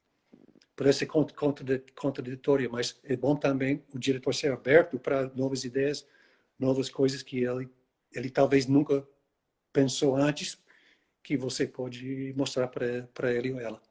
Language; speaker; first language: Portuguese; non-native, fluent; English